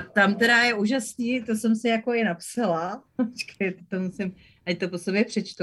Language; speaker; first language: Czech; native; Czech